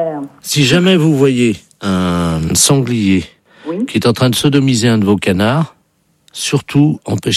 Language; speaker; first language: French; native; French